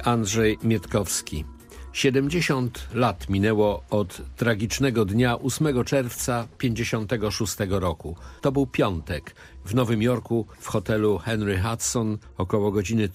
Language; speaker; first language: Polish; native; Polish